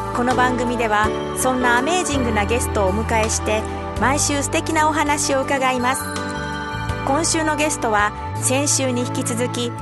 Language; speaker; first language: Japanese; native; Japanese